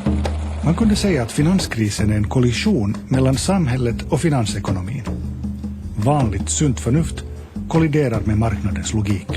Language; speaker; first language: Swedish; native; Swedish